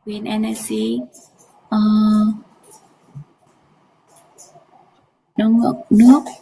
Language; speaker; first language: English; non-native, learner; Vietnamese